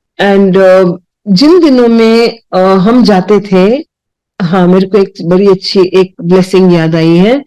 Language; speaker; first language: Hindi; non-native, local second language; Punjabi